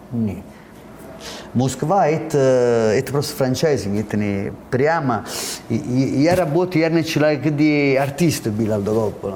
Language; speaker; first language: Russian; non-native, learner; Italian